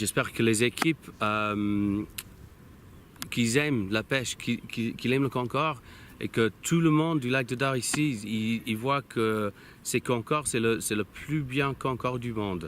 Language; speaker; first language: French; non-native, learner; English